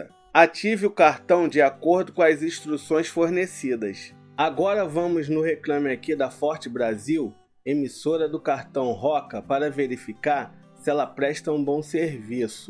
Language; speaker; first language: Portuguese; native; Portuguese